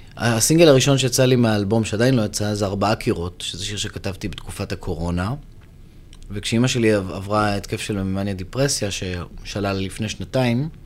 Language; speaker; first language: Hebrew; native; Hebrew